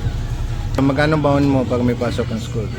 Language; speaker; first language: Filipino; non-native, local second language; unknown